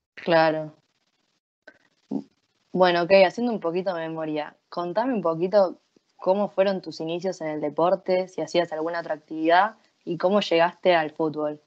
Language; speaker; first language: Spanish; native; Spanish